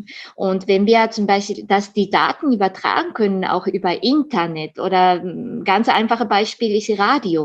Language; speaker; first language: German; non-native, fluent; Japanese